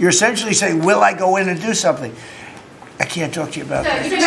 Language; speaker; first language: English; native; English